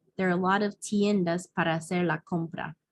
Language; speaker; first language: Spanish; non-native, fluent; English